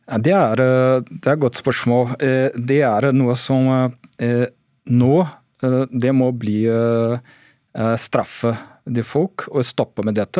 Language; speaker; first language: Norwegian; non-native, fluent; Portuguese